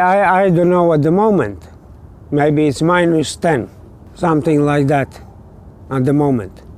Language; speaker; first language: English; non-native, learner; Latvian